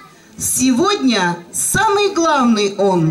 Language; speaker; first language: Russian; native; Russian